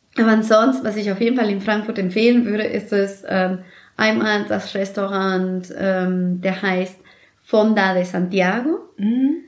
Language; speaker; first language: German; non-native, fluent; Spanish